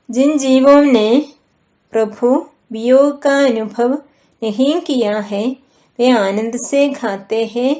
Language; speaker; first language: Hindi; non-native, local second language; Malayalam